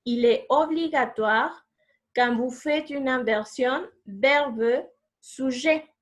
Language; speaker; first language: French; non-native, fluent; Spanish